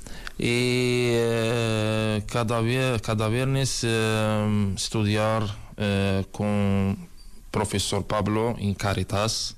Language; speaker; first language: Spanish; non-native, learner; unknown